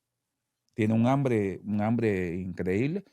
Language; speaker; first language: Spanish; native; Spanish